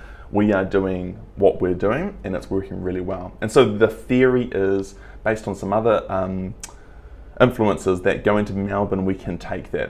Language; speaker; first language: English; native; English